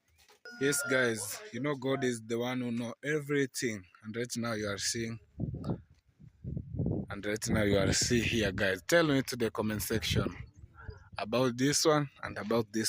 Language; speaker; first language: English; non-native, learner; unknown